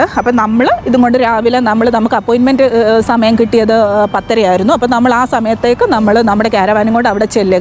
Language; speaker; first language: Malayalam; native; Malayalam